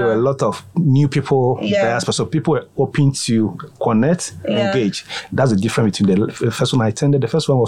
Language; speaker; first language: English; non-native, local second language; Akan